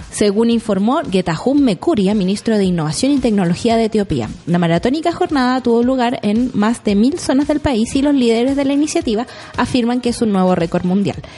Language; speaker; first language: Spanish; native; Spanish